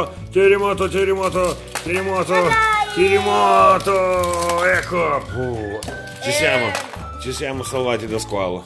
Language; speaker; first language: Italian; non-native, fluent; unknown